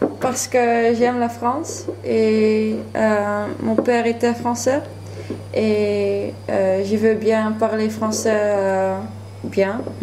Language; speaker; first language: French; non-native, learner; Dutch